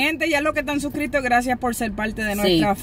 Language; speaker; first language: Spanish; native; Spanish